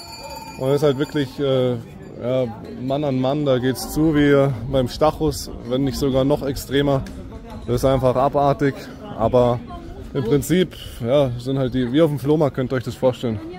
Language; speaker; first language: German; native; German